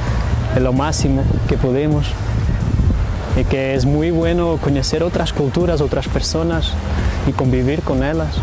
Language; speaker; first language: Spanish; non-native, fluent; Portuguese